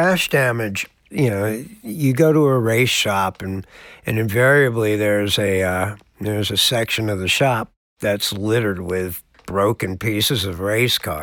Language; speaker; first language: English; native; English